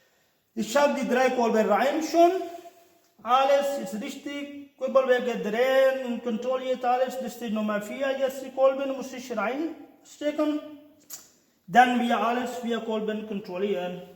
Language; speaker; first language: German; non-native, learner; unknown